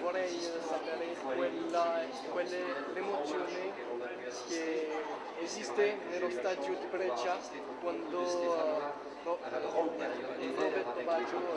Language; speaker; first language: Italian; non-native, fluent; French